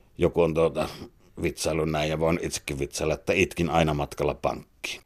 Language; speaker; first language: Finnish; native; Finnish